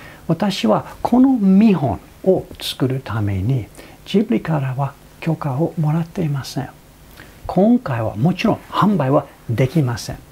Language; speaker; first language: Japanese; non-native, fluent; English